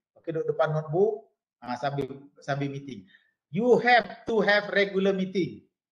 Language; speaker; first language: English; non-native, local second language; Malay